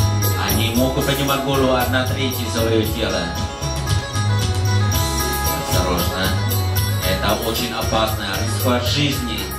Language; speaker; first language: Russian; non-native, learner; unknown